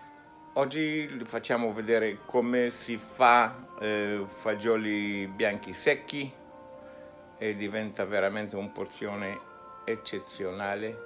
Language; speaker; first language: Italian; non-native, fluent; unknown